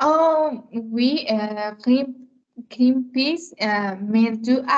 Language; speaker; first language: French; non-native, learner; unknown